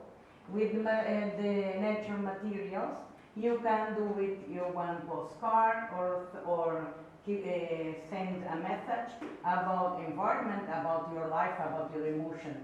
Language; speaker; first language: English; non-native, learner; Portuguese